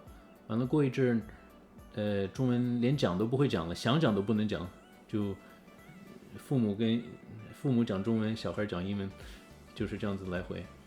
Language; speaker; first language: Chinese; early bilingual, heritage; English